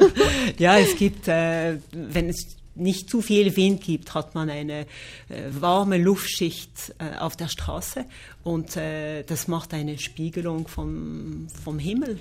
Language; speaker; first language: German; non-native, local second language; French